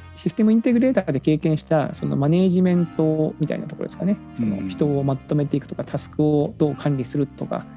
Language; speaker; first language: Japanese; native; Japanese